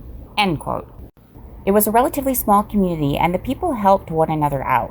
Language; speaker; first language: English; native; English